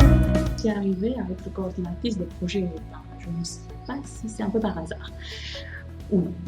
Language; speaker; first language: French; non-native, fluent; Romanian